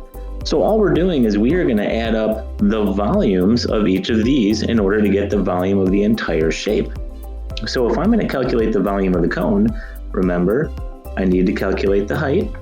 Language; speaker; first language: English; native; English